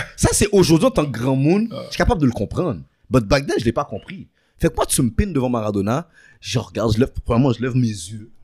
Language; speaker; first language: French; early bilingual, other home language; Haitian Creole